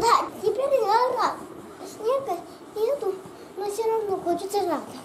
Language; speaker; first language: Russian; early bilingual, other home language; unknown